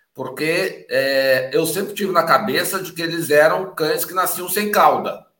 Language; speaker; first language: Portuguese; native; Portuguese